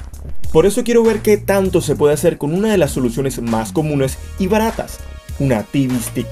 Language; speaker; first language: Spanish; native; Spanish